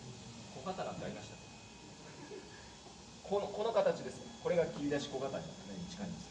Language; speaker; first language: Japanese; native; Japanese